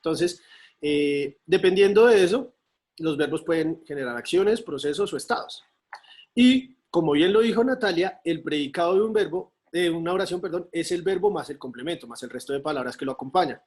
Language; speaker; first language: Spanish; native; Spanish